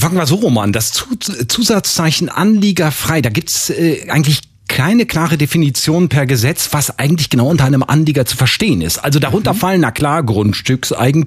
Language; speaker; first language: German; native; German